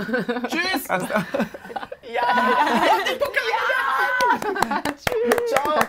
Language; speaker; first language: German; native; German